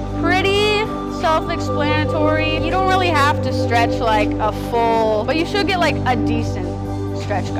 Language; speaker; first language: English; native; English